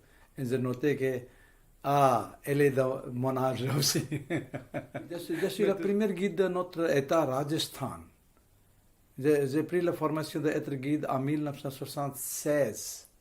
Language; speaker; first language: French; non-native, fluent; Hindi